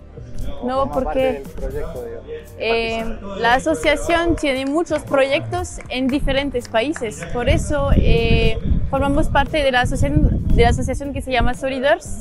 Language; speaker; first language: Spanish; non-native, learner; French